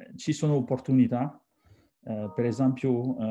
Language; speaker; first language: Italian; non-native, fluent; French